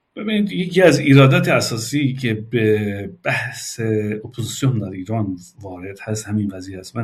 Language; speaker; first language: Persian; non-native, local second language; Kurdish